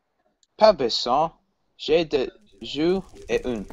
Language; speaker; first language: French; non-native, learner; English